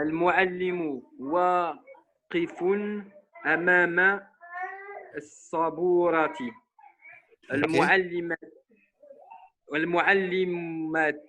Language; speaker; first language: Arabic; non-native, learner; French